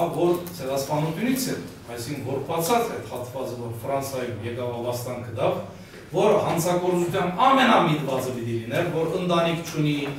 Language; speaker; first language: Armenian; early bilingual, heritage; Armenian